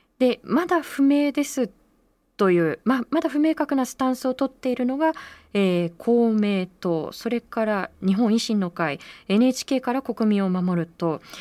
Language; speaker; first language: Japanese; native; Japanese